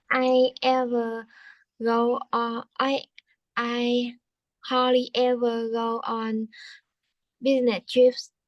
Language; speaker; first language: English; non-native, learner; Vietnamese